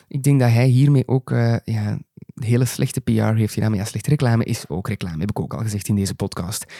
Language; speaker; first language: Dutch; native; Dutch